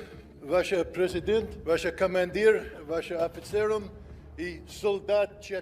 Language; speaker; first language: Russian; non-native, learner; English